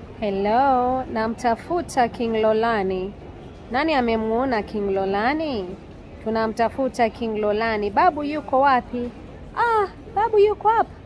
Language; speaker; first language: Swahili; native; Swahili